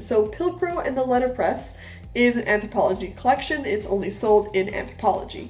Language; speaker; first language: English; native; English